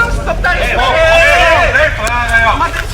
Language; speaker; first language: Dutch; native; Dutch